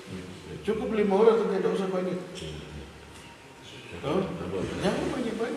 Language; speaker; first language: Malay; non-native, local second language; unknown